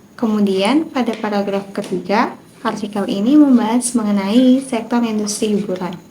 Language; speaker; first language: Indonesian; native; Indonesian